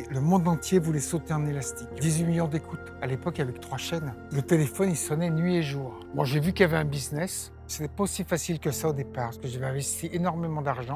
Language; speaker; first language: French; native; French